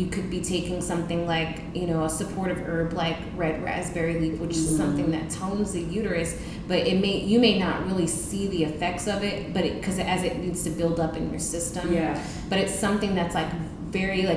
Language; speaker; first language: English; native; English